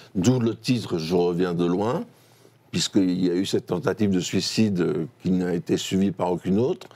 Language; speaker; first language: French; native; French